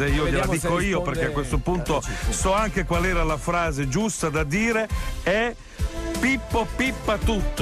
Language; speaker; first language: Italian; native; Italian